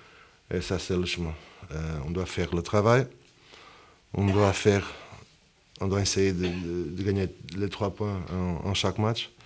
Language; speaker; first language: French; non-native, fluent; Portuguese